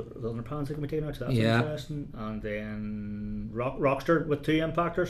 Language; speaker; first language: English; native; English